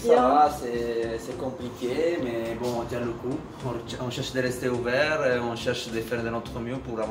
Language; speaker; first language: French; non-native, learner; Italian